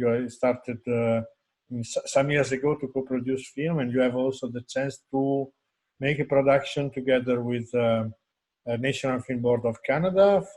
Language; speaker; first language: English; non-native, fluent; Italian